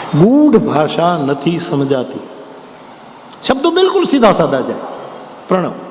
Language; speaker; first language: Gujarati; native; Gujarati